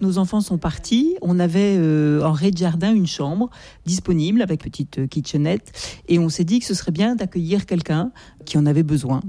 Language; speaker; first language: French; native; French